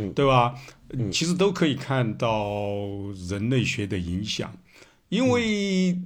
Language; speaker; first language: Chinese; native; Chinese